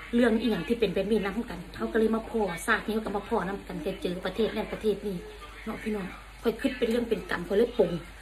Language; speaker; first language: Thai; native; Thai